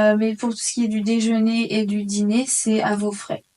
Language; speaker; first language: French; native; French